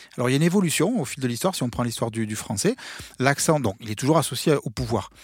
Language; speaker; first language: French; native; French